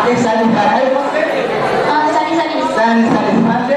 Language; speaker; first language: Arabic; non-native, fluent; Indonesian